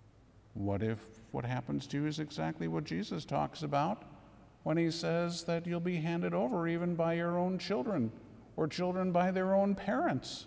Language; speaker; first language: English; native; English